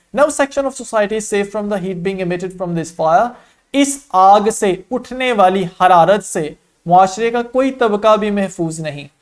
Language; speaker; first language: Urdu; non-native, local second language; Punjabi